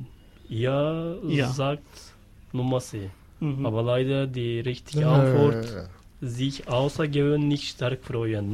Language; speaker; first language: German; non-native, learner; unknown